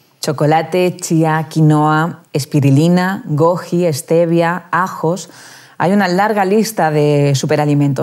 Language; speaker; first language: Spanish; native; Spanish